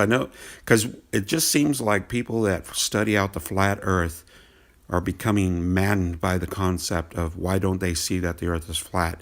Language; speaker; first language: English; native; English